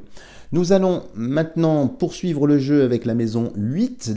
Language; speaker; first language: French; native; French